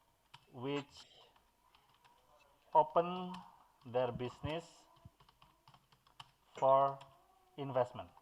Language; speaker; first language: English; non-native, fluent; Indonesian